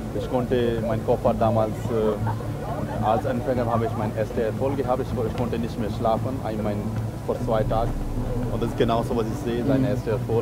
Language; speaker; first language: German; non-native, fluent; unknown